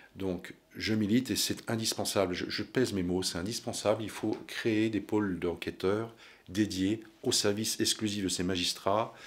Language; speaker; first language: French; native; French